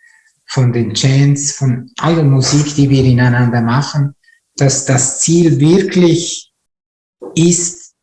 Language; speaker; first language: German; non-native, fluent; Italian